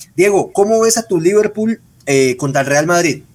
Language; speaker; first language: Spanish; native; Spanish